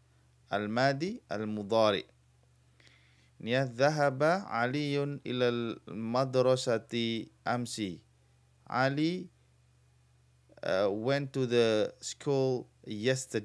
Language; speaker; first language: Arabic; non-native, fluent; Indonesian